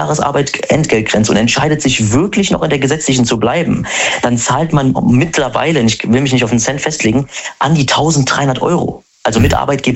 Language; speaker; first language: German; native; German